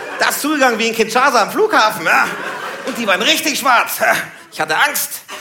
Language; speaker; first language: German; early bilingual, other home language; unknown